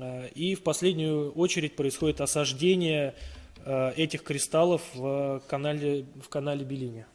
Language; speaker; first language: Russian; native; Russian